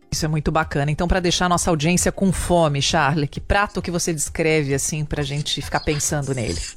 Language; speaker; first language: Portuguese; native; Portuguese